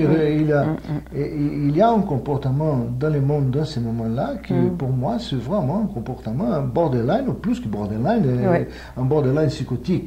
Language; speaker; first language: French; non-native, fluent; Portuguese